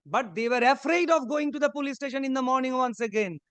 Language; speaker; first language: English; non-native, local second language; Bangla